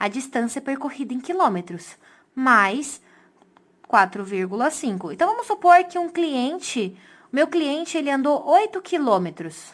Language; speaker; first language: Portuguese; native; Portuguese